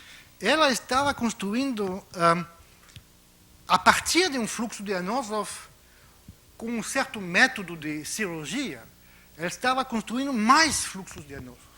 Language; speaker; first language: Portuguese; non-native, fluent; French